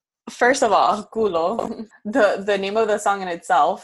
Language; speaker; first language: English; early bilingual, other home language; Spanish